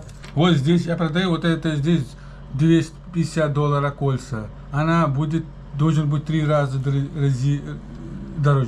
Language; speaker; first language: Russian; non-native, learner; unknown